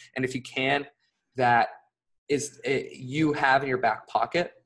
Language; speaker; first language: English; native; English